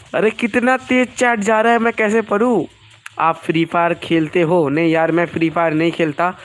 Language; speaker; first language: Hindi; non-native, local second language; Bangla